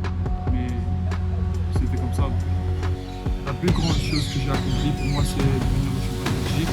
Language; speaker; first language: French; non-native, fluent; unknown